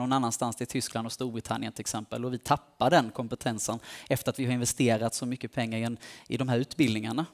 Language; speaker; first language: Swedish; native; Swedish